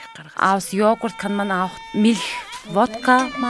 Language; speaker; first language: German; non-native, learner; Mongolian